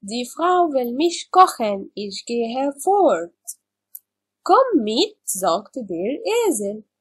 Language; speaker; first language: German; non-native, learner; Arabic